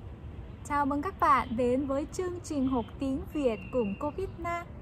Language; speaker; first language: Vietnamese; non-native, fluent; Korean